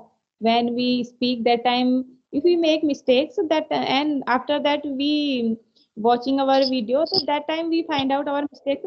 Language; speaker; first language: English; non-native, learner; Hindi